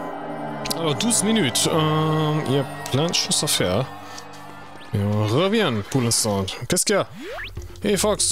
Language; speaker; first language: French; non-native, learner; German